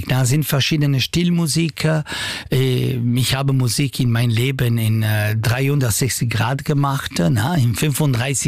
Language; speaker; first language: German; non-native, learner; Italian